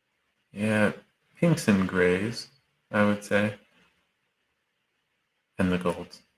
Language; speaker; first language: English; native; English